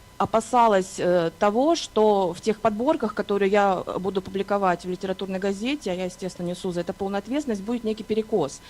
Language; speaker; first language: Russian; native; Russian